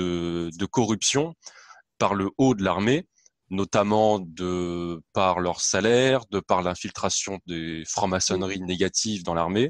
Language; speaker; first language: French; native; French